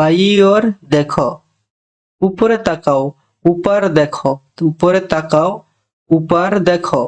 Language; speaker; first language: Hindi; non-native, fluent; Bangla